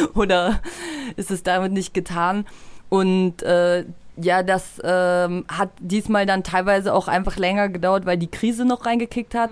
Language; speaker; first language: German; native; German